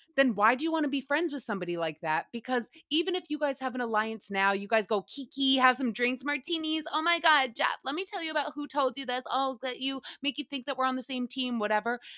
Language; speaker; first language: English; native; English